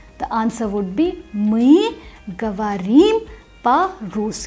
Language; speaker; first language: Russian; non-native, fluent; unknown